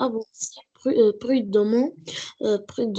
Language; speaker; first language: French; non-native, learner; Arabic